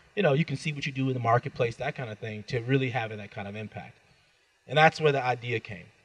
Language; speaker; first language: English; native; English